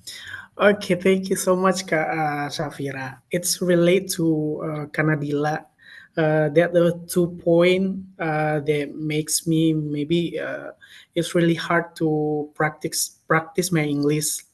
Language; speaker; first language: English; non-native, learner; Indonesian